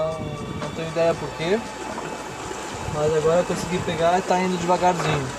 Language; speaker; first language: Portuguese; non-native, fluent; French